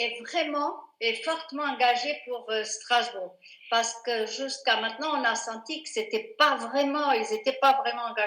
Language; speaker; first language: French; non-native, fluent; Portuguese